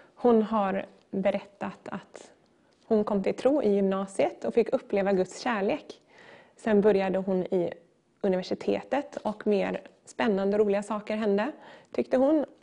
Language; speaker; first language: Swedish; native; Swedish